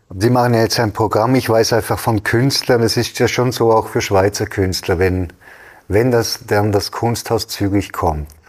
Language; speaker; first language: German; native; German